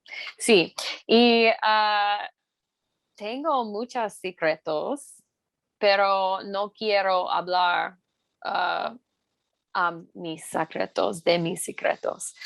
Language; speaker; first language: Spanish; non-native, learner; English